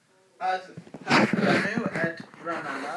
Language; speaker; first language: Hebrew; non-native, learner; English